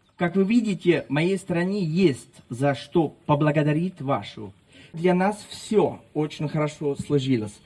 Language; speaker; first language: Russian; non-native, fluent; Italian